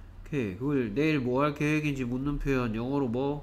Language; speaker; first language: Korean; native; Korean